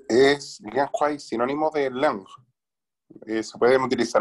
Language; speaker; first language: Spanish; native; Spanish